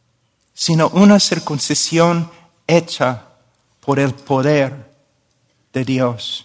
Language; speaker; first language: Spanish; non-native, fluent; English